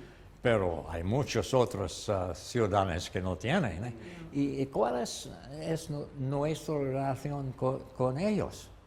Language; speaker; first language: Spanish; non-native, learner; English